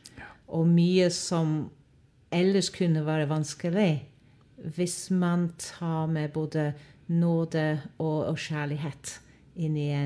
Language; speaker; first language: Norwegian; non-native, fluent; English